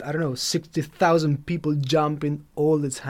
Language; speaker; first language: English; non-native, fluent; Spanish